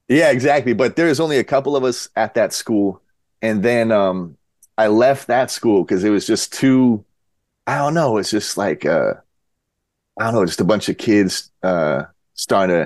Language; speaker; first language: English; native; English